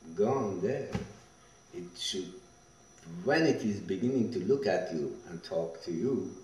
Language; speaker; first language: English; non-native, fluent; Persian